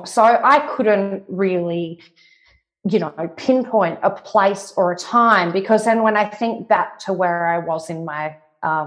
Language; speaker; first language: English; native; English